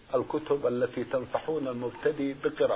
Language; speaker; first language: Arabic; native; Arabic